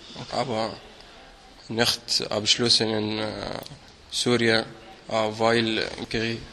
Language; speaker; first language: German; non-native, learner; Arabic